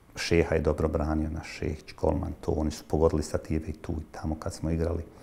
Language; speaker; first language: Croatian; native; Croatian